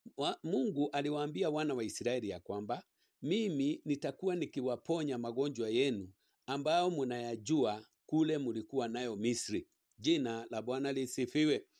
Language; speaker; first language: Swahili; native; Swahili